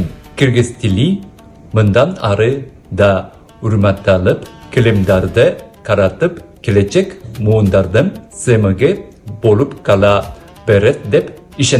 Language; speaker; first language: Kyrgyz; non-native, learner; Japanese